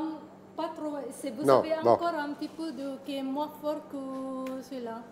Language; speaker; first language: French; non-native, learner; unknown